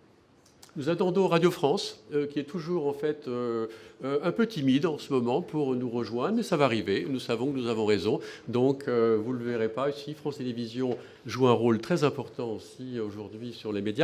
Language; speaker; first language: French; native; French